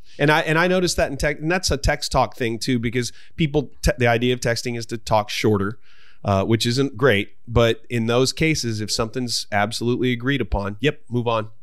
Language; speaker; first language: English; native; English